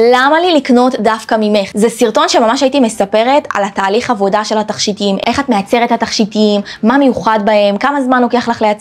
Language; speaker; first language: Hebrew; native; Hebrew